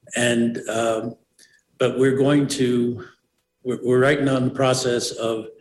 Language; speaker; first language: English; native; English